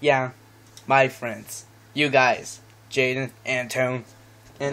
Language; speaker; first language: English; native; English